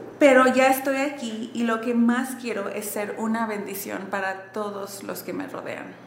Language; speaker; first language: Spanish; early bilingual, heritage; Spanish